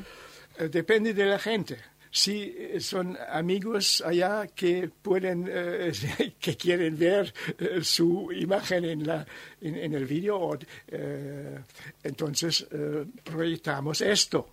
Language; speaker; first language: Spanish; non-native, learner; German